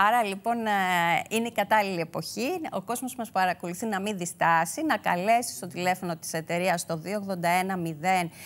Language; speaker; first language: Greek; native; Greek